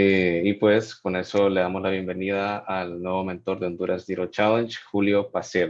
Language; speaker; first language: Spanish; native; Spanish